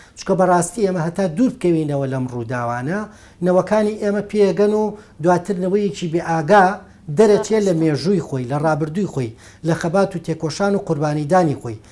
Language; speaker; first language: Central Kurdish; native; Central Kurdish